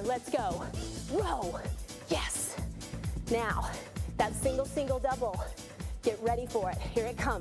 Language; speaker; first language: English; native; English